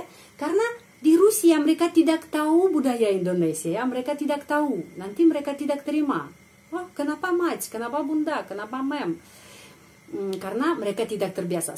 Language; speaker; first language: Indonesian; non-native, fluent; Russian